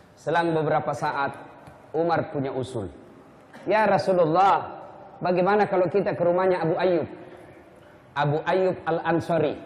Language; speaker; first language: Indonesian; non-native, local second language; Buginese